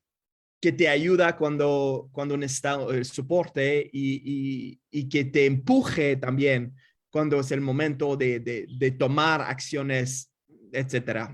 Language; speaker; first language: Spanish; non-native, fluent; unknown